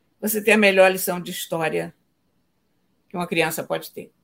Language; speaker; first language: Portuguese; native; Portuguese